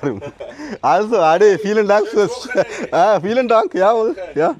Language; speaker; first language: German; non-native, learner; Sinhala